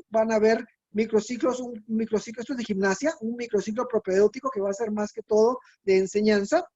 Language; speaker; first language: Spanish; native; Spanish